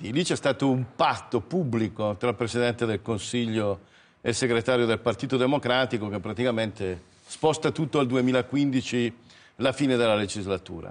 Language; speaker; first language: Italian; native; Italian